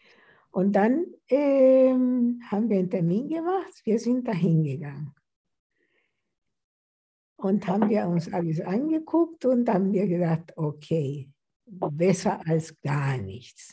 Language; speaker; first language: German; non-native, fluent; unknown